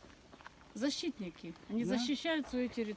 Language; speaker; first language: Russian; native; Russian